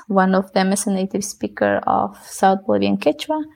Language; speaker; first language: English; non-native, fluent; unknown